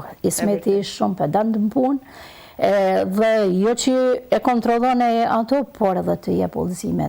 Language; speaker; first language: Albanian; native; Albanian